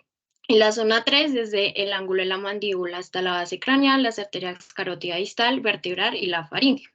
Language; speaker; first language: Spanish; native; Spanish